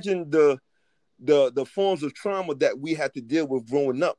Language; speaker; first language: English; native; English